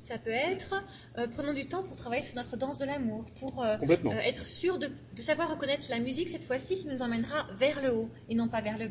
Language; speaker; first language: French; native; French